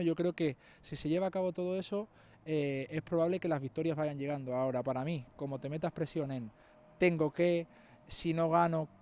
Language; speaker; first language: Spanish; native; Spanish